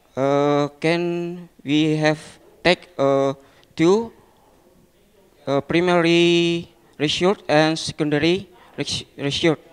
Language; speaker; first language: English; non-native, learner; Indonesian